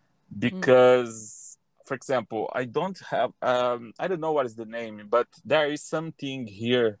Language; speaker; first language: English; non-native, learner; Portuguese